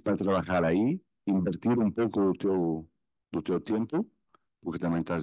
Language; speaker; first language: Spanish; non-native, fluent; Portuguese